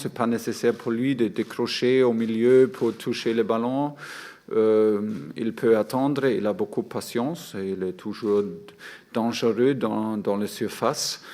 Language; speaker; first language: French; non-native, fluent; German